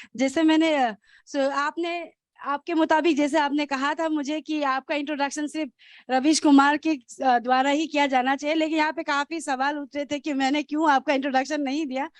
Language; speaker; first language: Hindi; non-native, local second language; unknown